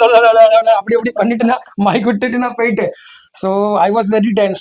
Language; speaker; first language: Tamil; early bilingual, heritage; Tamil